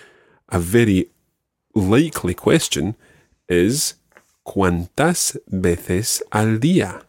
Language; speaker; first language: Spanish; non-native, fluent; English